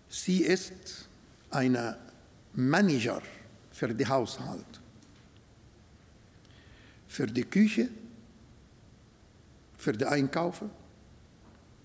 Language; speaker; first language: German; non-native, fluent; Arabic